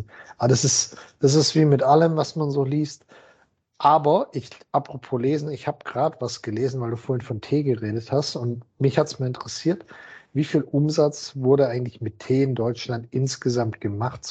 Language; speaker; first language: German; native; German